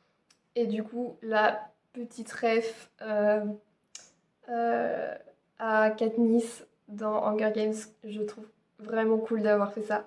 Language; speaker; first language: French; native; French